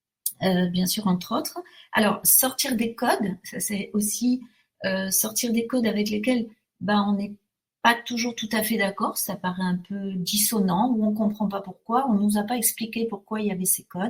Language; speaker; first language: French; native; French